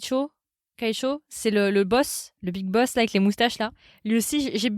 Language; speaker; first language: French; native; French